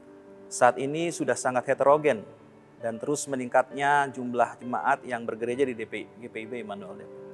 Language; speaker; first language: Indonesian; native; Indonesian